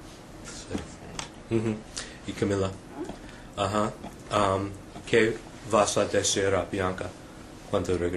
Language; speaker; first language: Spanish; non-native, learner; English